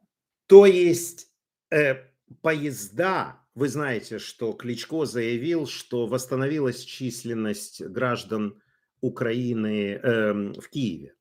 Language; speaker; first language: Russian; native; Russian